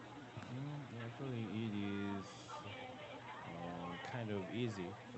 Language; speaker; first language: English; non-native, learner; Korean